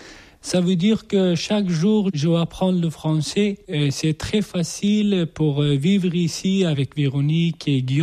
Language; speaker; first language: French; non-native, learner; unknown